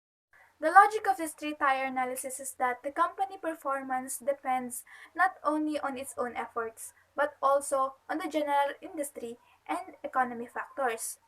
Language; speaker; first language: English; non-native, local second language; Filipino